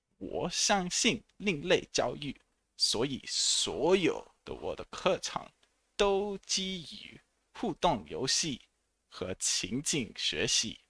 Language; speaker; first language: Chinese; non-native, fluent; English